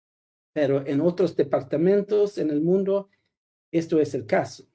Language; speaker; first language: Spanish; non-native, fluent; Swedish